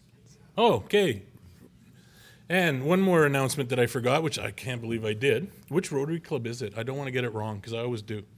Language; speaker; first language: English; native; English